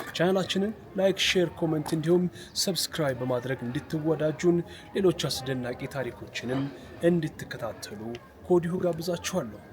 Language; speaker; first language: Amharic; native; Amharic